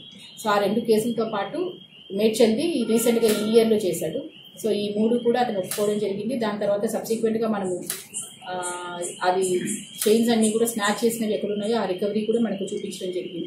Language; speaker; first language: Telugu; native; Telugu